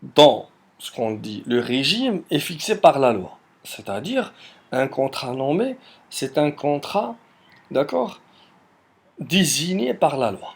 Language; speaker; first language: French; non-native, local second language; Arabic